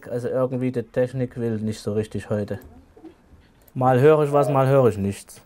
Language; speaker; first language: German; native; German